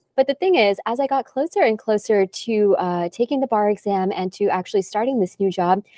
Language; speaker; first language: English; native; English